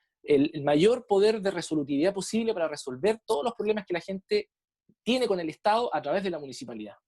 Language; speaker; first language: Spanish; native; Spanish